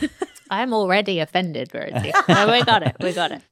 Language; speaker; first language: English; native; English